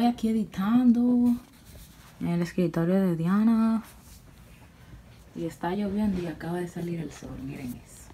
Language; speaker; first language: Spanish; native; Spanish